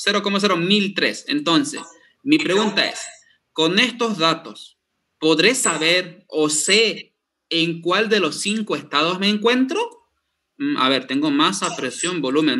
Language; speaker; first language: Spanish; native; Spanish